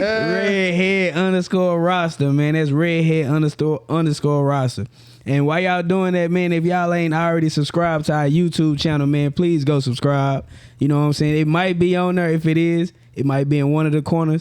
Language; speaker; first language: English; native; English